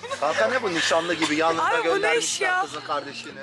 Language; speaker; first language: Turkish; native; Turkish